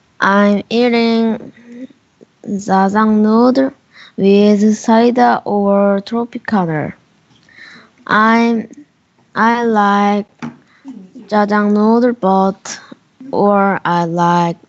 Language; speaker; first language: English; non-native, learner; Korean